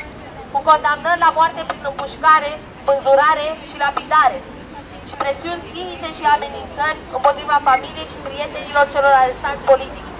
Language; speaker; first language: Romanian; non-native, fluent; Persian